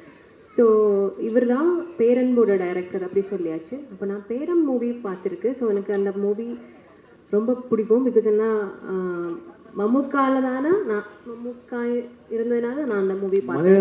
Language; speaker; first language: Tamil; non-native, learner; Malayalam